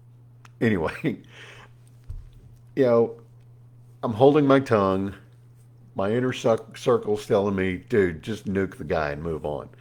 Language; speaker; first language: English; native; English